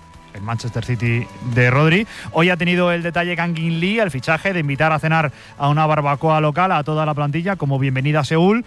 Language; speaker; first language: Spanish; native; Spanish